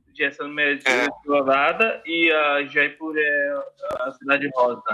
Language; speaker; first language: Portuguese; non-native, fluent; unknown